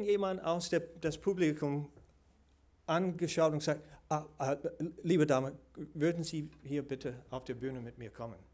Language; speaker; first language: German; non-native, fluent; English